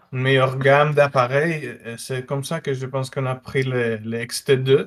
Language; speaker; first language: French; non-native, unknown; Spanish